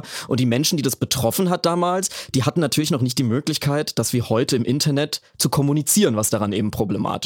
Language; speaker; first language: German; native; German